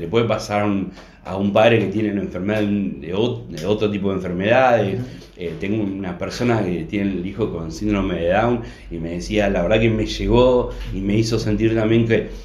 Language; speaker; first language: Spanish; native; Spanish